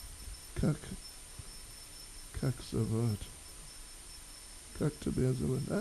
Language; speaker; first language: Russian; non-native, learner; English